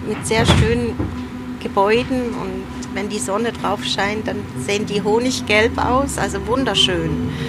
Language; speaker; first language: German; early bilingual, other home language; Turoyo